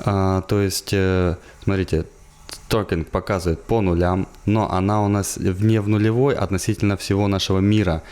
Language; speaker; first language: Russian; native; Russian